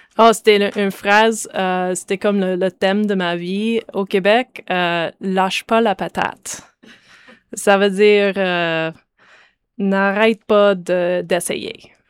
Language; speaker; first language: French; non-native, local second language; English